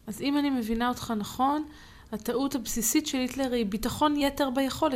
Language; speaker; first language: Hebrew; native; Hebrew